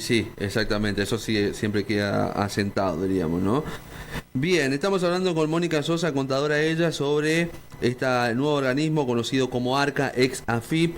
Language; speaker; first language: Spanish; native; Spanish